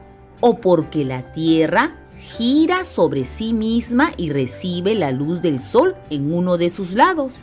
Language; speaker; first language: Spanish; native; Spanish